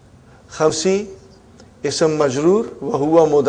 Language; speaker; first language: Arabic; non-native, fluent; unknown